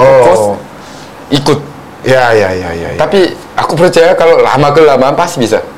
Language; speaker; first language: Indonesian; non-native, fluent; Korean